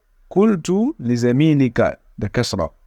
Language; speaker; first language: Arabic; non-native, fluent; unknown